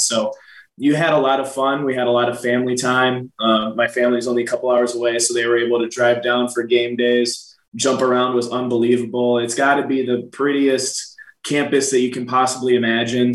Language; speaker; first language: English; native; English